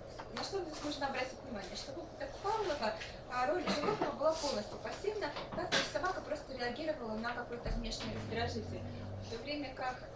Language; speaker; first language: Russian; native; Russian